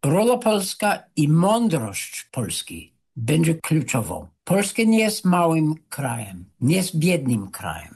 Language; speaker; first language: Polish; non-native, fluent; English